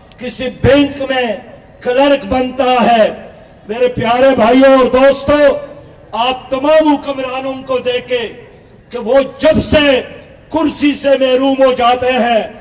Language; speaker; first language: Urdu; non-native, local second language; Pashto